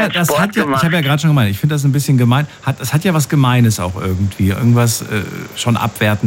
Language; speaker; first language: German; native; German